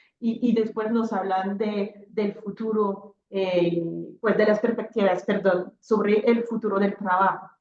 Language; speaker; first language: Spanish; non-native, fluent; French